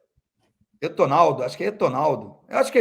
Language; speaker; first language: Portuguese; native; Portuguese